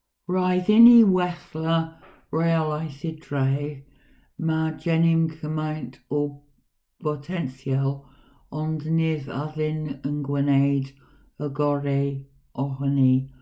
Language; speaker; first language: Welsh; non-native, learner; English